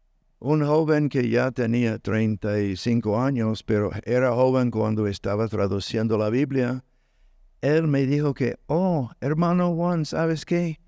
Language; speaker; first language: Spanish; non-native, learner; English